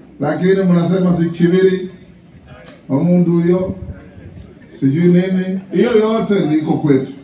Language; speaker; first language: Swahili; non-native, local second language; Luyia